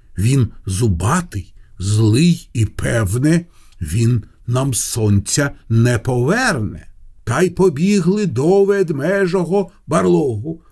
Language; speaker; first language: Ukrainian; non-native, local second language; Russian